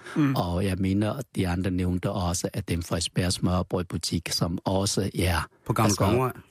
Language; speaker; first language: Danish; non-native, fluent; Chinese